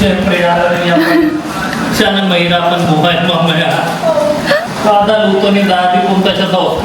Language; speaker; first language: Filipino; non-native, learner; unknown